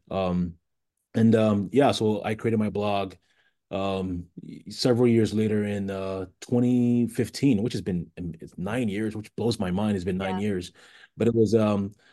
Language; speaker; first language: English; early bilingual, other home language; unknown